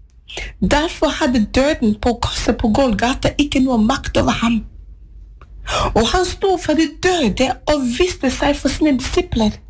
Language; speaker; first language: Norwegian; non-native, fluent; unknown